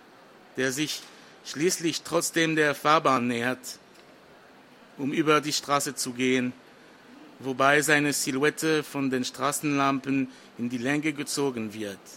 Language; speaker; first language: German; non-native, fluent; French